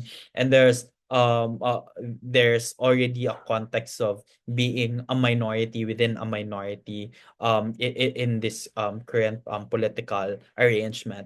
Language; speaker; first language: English; non-native, local second language; Cebuano